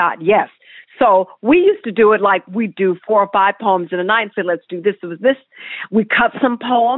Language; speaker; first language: English; native; English